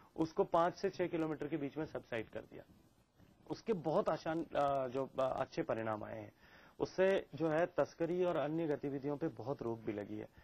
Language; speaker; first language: Hindi; native; Hindi